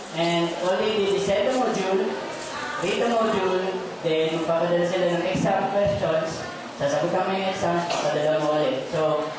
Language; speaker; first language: Filipino; native; Filipino